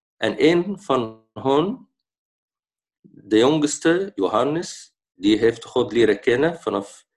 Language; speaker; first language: Dutch; non-native, learner; Arabic